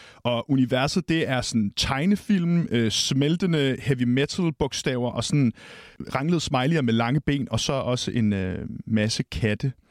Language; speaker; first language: Danish; native; Danish